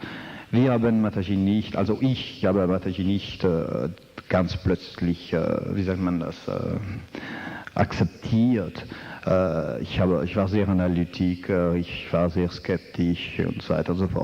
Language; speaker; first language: German; non-native, fluent; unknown